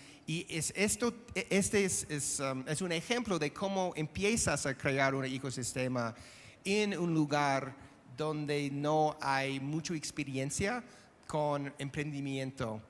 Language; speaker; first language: Spanish; non-native, fluent; English